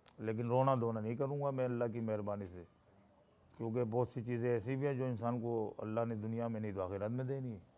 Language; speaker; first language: Urdu; native; Urdu